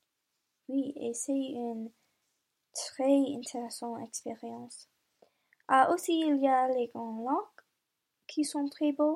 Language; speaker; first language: French; non-native, learner; English